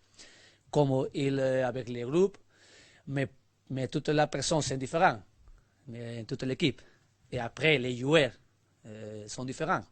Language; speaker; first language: French; non-native, learner; Spanish